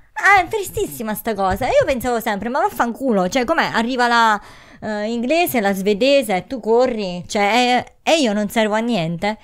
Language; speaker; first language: Italian; native; Italian